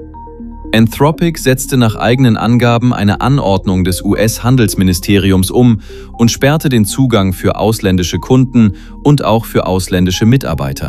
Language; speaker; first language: German; native; German